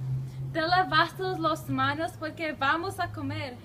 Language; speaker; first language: Spanish; non-native, learner; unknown